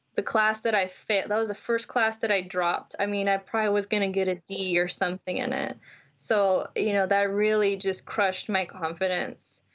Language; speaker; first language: English; native; English